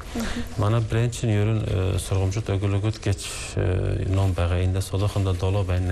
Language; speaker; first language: Mongolian; non-native, fluent; Turkish